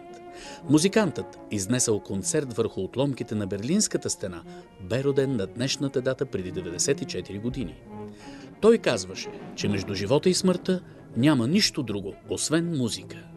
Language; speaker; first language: Bulgarian; native; Bulgarian